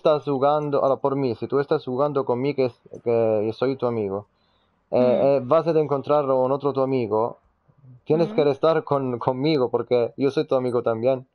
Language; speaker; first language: Spanish; non-native, learner; Italian